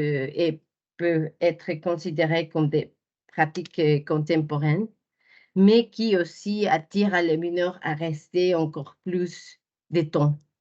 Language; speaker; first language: French; non-native, fluent; Spanish